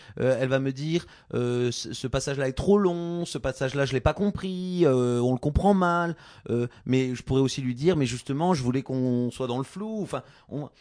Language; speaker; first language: French; native; French